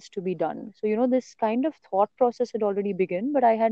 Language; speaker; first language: English; non-native, local second language; Marathi